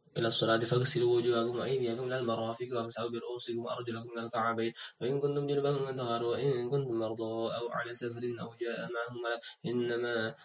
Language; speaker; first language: Arabic; non-native, learner; Indonesian